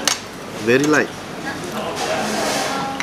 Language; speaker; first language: English; non-native, local second language; Malay